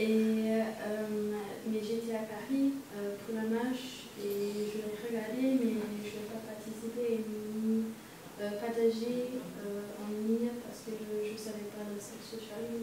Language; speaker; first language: French; non-native, fluent; English